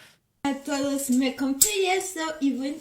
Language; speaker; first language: Spanish; native; Spanish